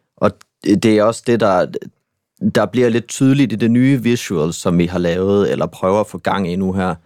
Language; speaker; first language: Danish; native; Danish